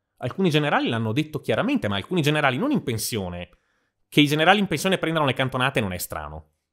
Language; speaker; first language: Italian; native; Italian